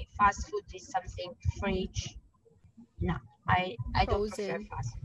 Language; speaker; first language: English; non-native, learner; Italian